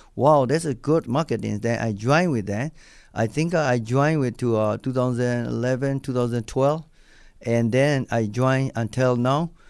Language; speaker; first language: English; non-native, learner; Burmese